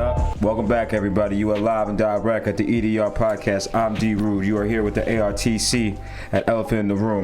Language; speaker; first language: English; native; English